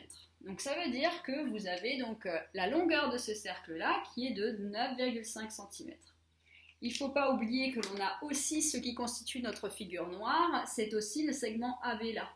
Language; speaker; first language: French; native; French